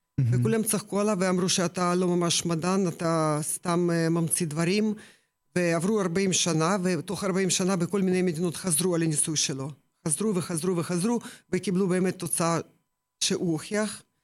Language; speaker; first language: Hebrew; non-native, fluent; Russian